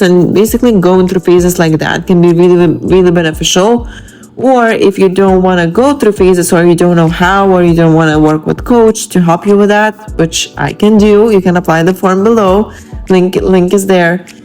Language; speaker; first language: English; non-native, fluent; Lithuanian